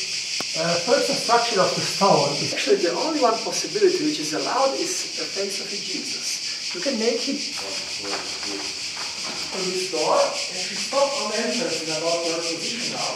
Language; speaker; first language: English; non-native, learner; Croatian